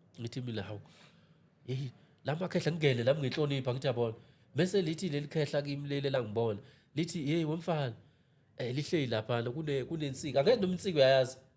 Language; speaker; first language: Zulu; native; Zulu